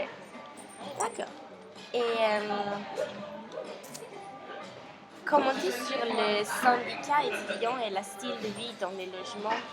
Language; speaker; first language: French; non-native, learner; English